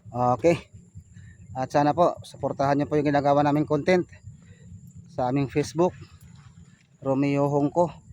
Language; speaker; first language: Filipino; non-native, local second language; Cebuano